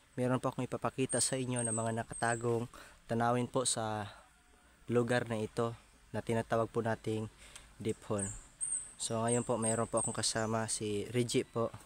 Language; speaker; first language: Filipino; non-native, local second language; Masbatenyo